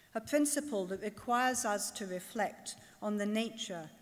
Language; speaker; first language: English; native; English